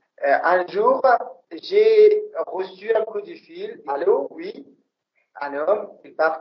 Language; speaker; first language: French; non-native, local second language; Persian